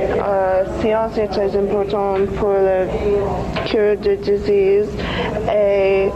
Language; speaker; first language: French; non-native, learner; English